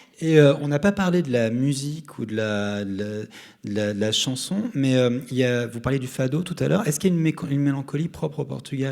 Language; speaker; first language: French; native; French